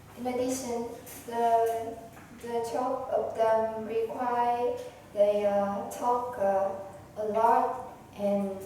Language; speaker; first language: English; non-native, learner; Vietnamese